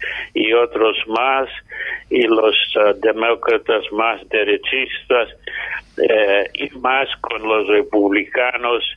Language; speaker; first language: Spanish; non-native, fluent; English